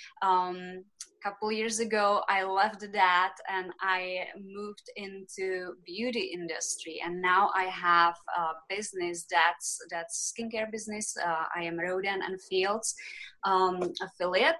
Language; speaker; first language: English; non-native, fluent; Czech